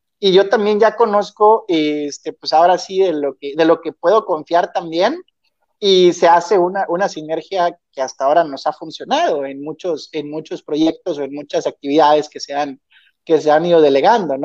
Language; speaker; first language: Spanish; native; Spanish